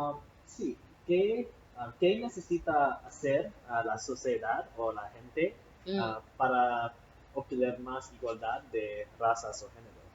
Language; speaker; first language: Spanish; non-native, learner; English